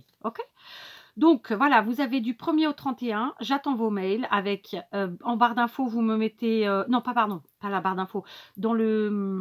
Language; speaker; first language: French; native; French